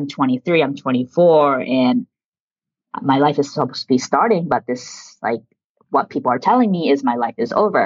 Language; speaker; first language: English; early bilingual, other home language; Japanese